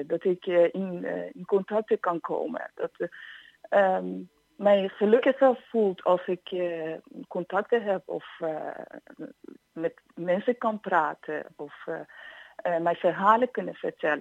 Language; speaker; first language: Dutch; non-native, fluent; Persian